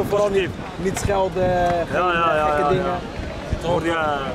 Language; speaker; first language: Dutch; native; Dutch